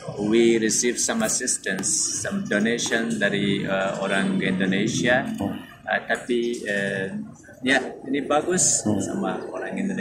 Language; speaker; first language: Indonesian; non-native, learner; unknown